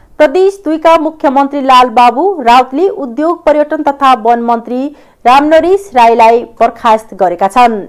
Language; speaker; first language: Nepali; non-native, local second language; Maithili